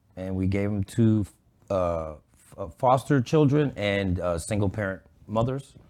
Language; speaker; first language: English; native; English